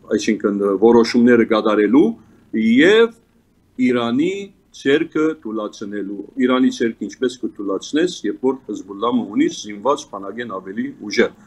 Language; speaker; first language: Armenian; early bilingual, heritage; Armenian